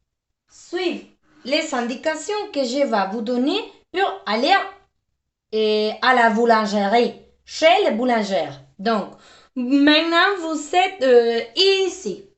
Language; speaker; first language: French; non-native, fluent; Spanish